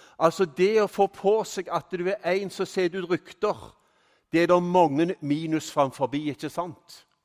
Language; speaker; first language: Norwegian; native; Norwegian